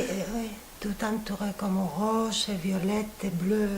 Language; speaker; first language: French; non-native, fluent; Spanish